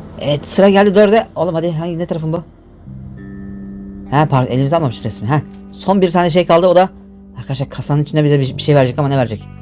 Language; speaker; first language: Turkish; native; Turkish